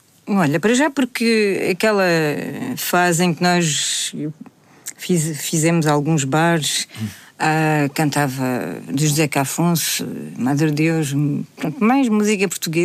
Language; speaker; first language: Portuguese; native; Portuguese